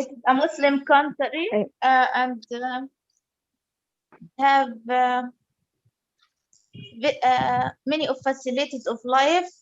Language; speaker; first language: English; non-native, learner; Arabic